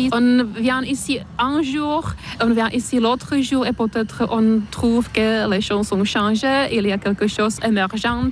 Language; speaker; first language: French; non-native, fluent; Czech